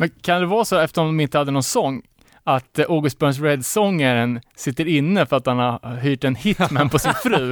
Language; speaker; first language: Swedish; native; Swedish